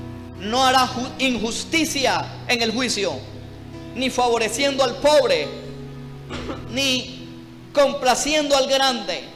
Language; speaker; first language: Spanish; native; Spanish